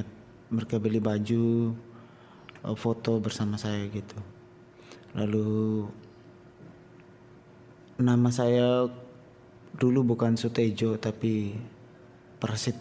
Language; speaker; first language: Indonesian; non-native, local second language; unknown